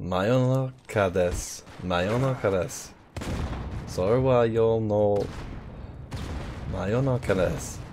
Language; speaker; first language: Japanese; non-native, learner; English